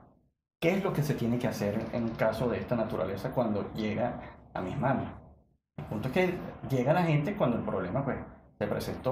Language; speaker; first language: Spanish; native; Spanish